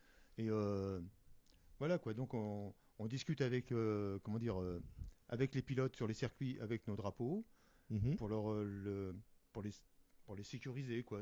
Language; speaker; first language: French; native; French